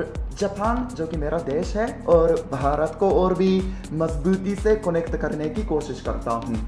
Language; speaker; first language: Hindi; non-native, fluent; Japanese